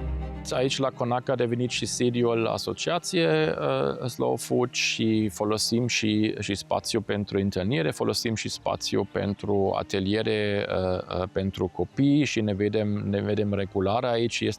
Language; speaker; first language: Romanian; non-native, fluent; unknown